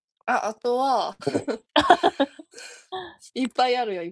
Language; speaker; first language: Japanese; non-native, fluent; Korean